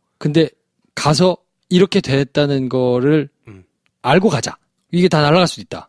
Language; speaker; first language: Korean; native; Korean